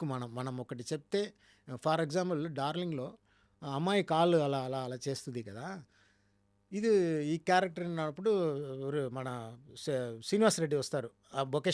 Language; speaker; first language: Telugu; non-native, learner; Tamil